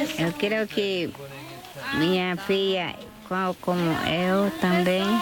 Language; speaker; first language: Portuguese; non-native, learner; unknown